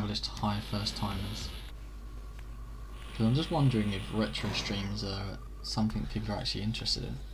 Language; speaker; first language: English; native; English